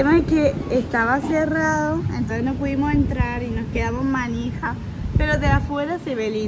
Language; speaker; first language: Spanish; non-native, fluent; French